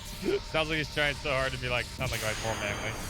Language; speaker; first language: English; native; English